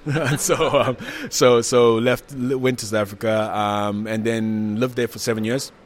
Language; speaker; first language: English; non-native, local second language; Shona